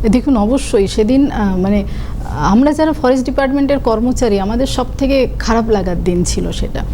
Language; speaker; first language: Bangla; non-native, local second language; Santali